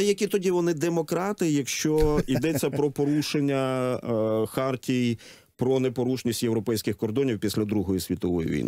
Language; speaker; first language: Ukrainian; native; Ukrainian